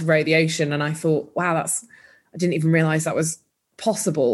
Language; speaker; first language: English; native; English